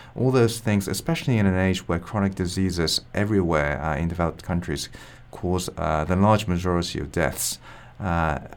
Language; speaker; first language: English; non-native, fluent; Japanese